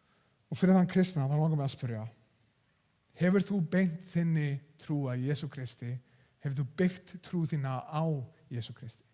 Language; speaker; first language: Icelandic; non-native, fluent; English